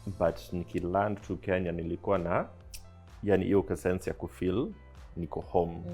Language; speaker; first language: Swahili; non-native, fluent; English